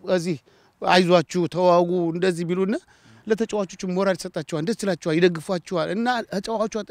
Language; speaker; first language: Amharic; native; Amharic